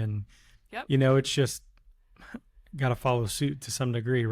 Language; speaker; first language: English; native; English